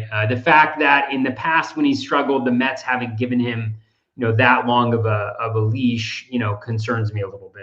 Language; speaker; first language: English; native; English